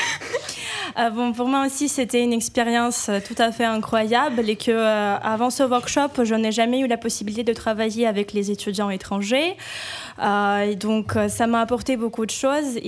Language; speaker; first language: French; non-native, fluent; Ukrainian